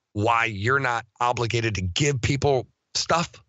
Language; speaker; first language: English; native; English